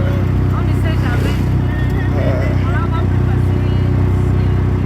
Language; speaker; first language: French; non-native, local second language; Malagasy